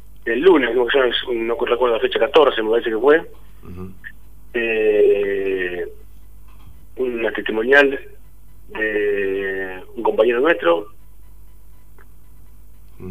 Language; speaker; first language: Spanish; native; Spanish